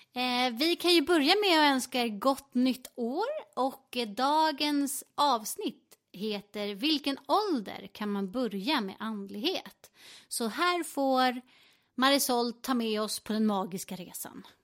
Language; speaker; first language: Swedish; native; Swedish